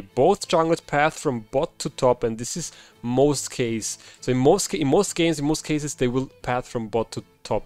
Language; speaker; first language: English; non-native, fluent; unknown